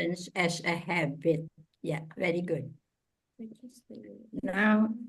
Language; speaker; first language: English; non-native, fluent; Indonesian